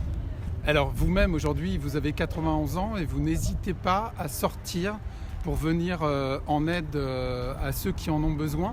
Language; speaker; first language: French; native; French